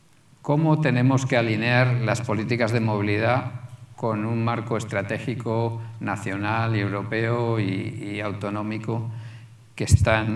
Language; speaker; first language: Spanish; native; Spanish